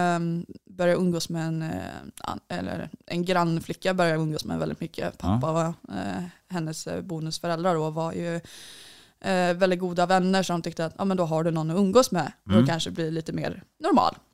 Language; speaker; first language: Swedish; native; Swedish